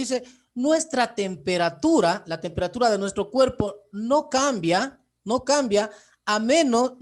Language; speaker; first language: Spanish; native; Spanish